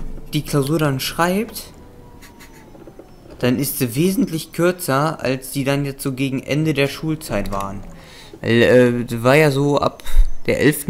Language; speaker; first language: German; native; German